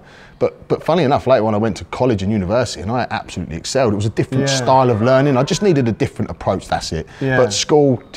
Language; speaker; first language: English; native; English